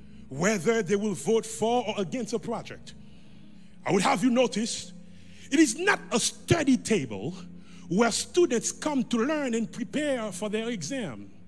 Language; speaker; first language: English; non-native, fluent; Haitian Creole